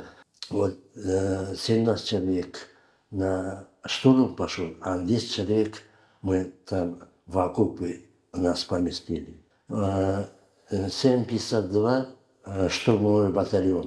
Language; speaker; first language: Russian; non-native, learner; Uzbek